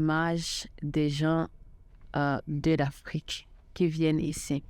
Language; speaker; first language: French; non-native, local second language; Kinyarwanda